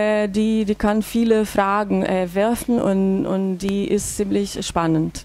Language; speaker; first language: German; non-native, fluent; Portuguese